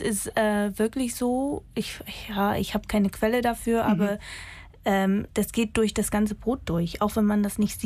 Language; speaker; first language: German; non-native, fluent; English